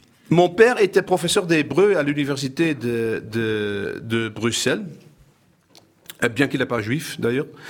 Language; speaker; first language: French; non-native, fluent; Dutch